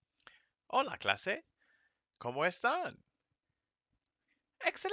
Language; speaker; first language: Spanish; non-native, fluent; English